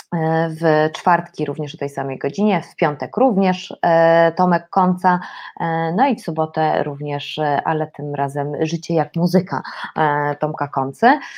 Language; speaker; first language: Polish; native; Polish